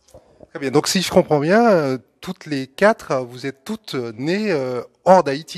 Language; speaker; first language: French; native; French